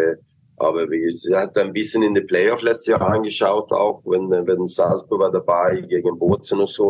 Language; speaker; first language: German; non-native, fluent; Swedish